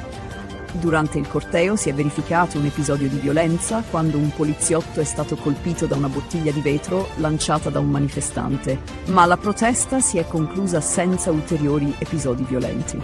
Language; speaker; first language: Italian; native; Italian